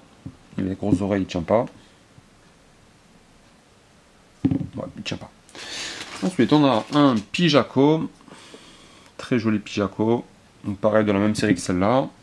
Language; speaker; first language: French; native; French